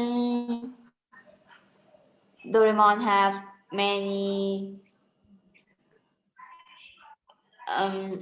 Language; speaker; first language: English; non-native, learner; Vietnamese